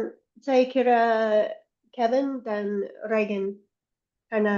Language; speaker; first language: Indonesian; non-native, learner; English